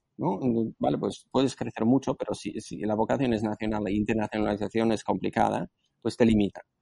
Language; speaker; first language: Spanish; non-native, fluent; Slovak